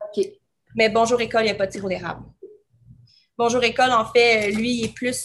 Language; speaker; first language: French; native; French